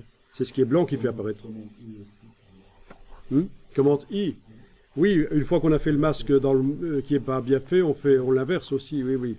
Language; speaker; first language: French; native; French